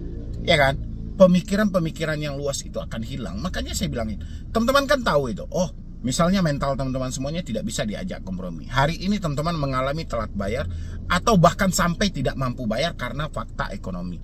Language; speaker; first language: Indonesian; native; Indonesian